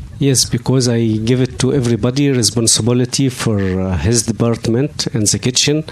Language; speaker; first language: English; non-native, learner; Arabic